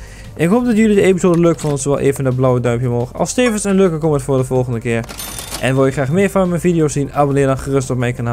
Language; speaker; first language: Dutch; native; Dutch